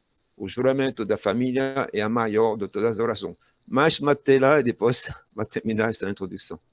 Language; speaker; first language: Portuguese; non-native, fluent; French